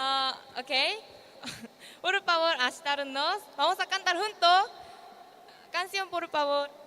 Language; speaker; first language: Spanish; non-native, learner; Korean